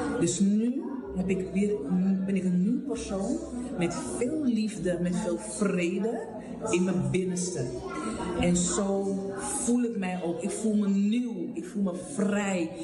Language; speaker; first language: Dutch; non-native, fluent; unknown